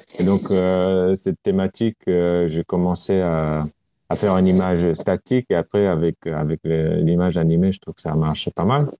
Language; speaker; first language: French; non-native, fluent; Romanian